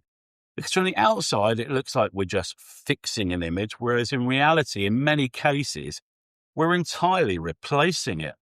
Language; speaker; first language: English; native; English